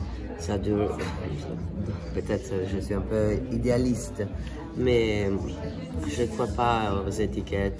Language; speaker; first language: French; non-native, fluent; Italian